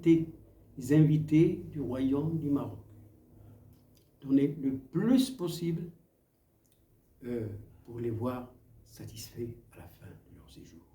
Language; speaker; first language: French; non-native, local second language; Arabic